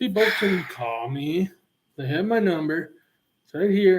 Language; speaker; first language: English; native; English